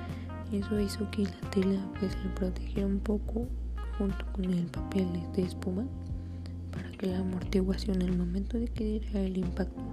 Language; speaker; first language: Spanish; native; Spanish